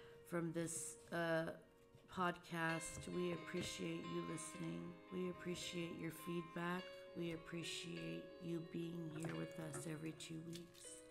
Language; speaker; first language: English; early bilingual, other home language; Portuguese